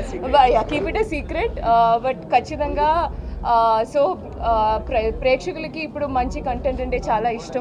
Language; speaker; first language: Telugu; non-native, fluent; Hindi